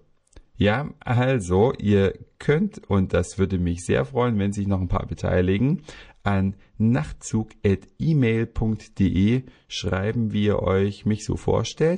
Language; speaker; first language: German; native; German